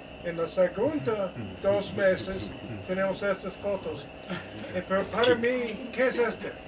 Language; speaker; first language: Spanish; non-native, learner; English